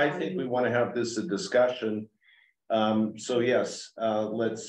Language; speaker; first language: English; native; English